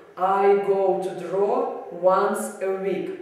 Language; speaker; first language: English; non-native, learner; Russian